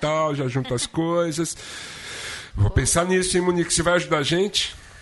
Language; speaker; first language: Portuguese; native; Portuguese